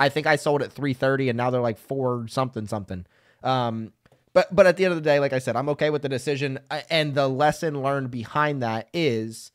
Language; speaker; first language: English; native; English